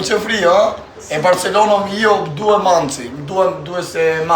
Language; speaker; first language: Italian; non-native, learner; Albanian